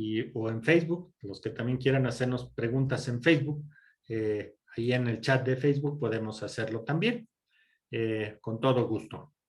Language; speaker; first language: Spanish; native; Spanish